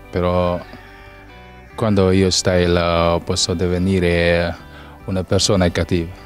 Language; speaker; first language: Italian; non-native, learner; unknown